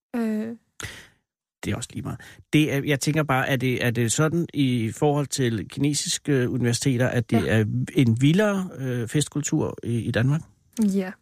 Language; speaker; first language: Danish; non-native, fluent; Chinese